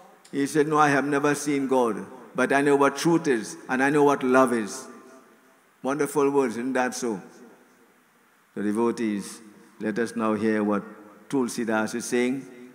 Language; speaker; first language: English; native; English